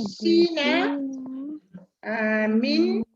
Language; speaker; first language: Arabic; non-native, learner; Malay